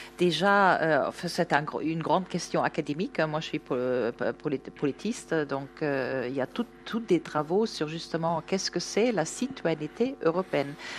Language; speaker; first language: French; non-native, fluent; German